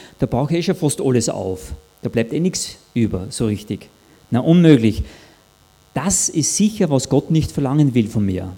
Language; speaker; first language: German; native; German